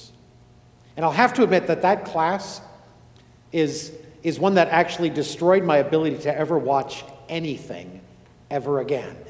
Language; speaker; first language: English; native; English